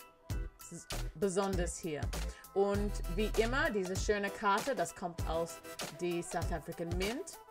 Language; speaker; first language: German; non-native, learner; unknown